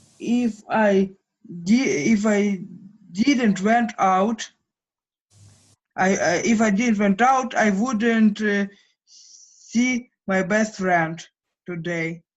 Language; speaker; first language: English; non-native, fluent; Ukrainian